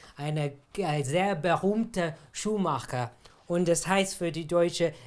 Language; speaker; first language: German; non-native, learner; English